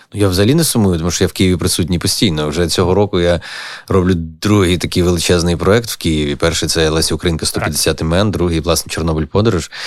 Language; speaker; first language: Ukrainian; native; Ukrainian